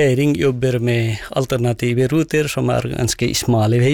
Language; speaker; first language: Norwegian; non-native, fluent; Nepali